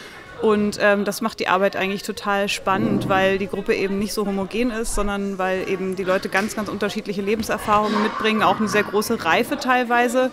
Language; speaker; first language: German; native; German